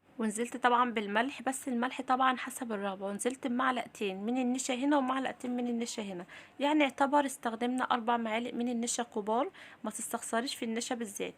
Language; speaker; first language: Arabic; native; Arabic